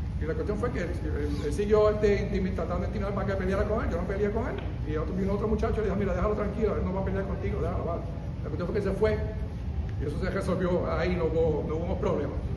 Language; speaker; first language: Spanish; early bilingual, heritage; Spanish